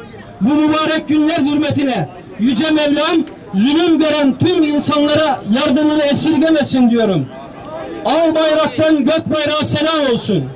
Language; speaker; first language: Turkish; native; Turkish